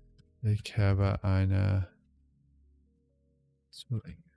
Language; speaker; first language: German; non-native, learner; English